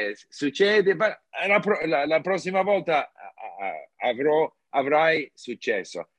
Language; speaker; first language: Italian; non-native, learner; English